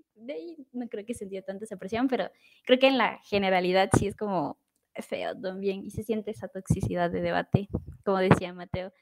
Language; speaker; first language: Spanish; native; Spanish